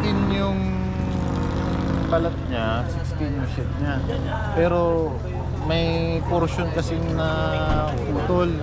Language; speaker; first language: Filipino; native; Filipino